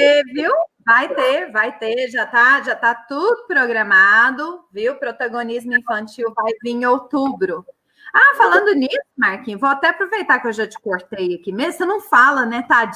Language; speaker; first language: Portuguese; native; Portuguese